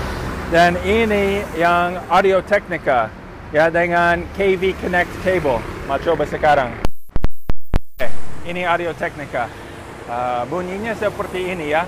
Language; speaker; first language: Indonesian; non-native, fluent; English